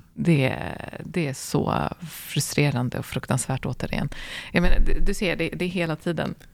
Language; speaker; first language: Swedish; early bilingual, other home language; Arabic